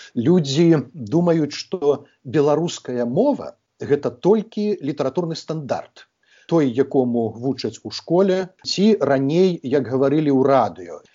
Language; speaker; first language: Belarusian; native; Belarusian